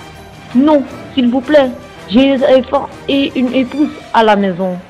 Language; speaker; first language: French; non-native, learner; Dutch